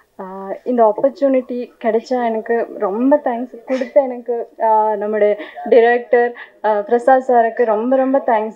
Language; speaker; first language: Tamil; non-native, learner; Malayalam